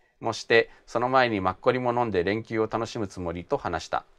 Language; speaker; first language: Japanese; native; Japanese